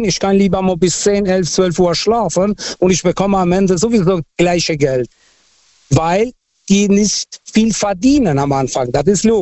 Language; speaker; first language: German; early bilingual, other home language; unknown